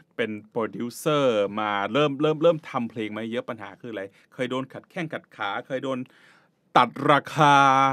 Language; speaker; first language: Thai; native; Thai